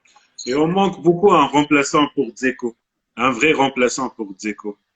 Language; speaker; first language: French; non-native, local second language; Arabic